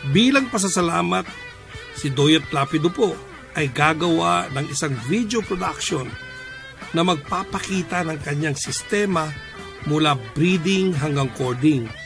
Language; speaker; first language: Filipino; native; Filipino